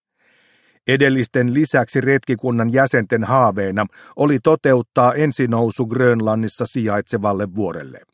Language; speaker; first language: Finnish; native; Finnish